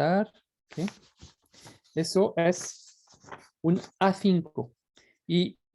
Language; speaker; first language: Spanish; non-native, fluent; French